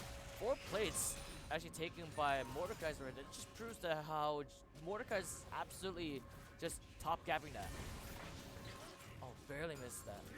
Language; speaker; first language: English; native; English